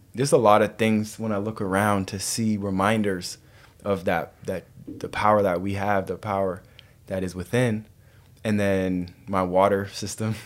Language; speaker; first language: English; native; English